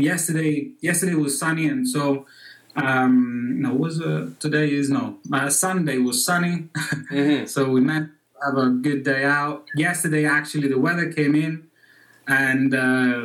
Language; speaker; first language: English; non-native, fluent; Italian